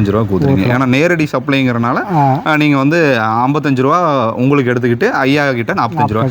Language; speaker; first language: Tamil; native; Tamil